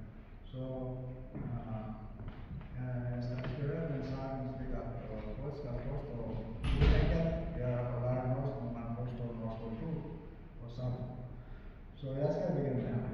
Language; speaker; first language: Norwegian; non-native, learner; Urdu